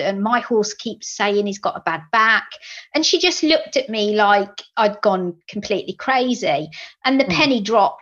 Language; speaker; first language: English; native; English